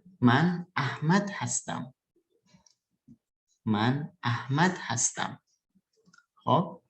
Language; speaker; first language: Persian; early bilingual, other home language; Indonesian